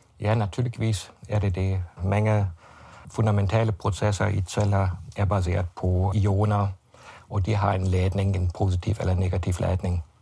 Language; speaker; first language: Danish; non-native, fluent; German